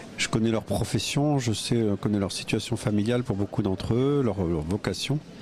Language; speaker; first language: French; native; French